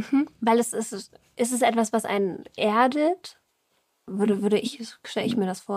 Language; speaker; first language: German; native; German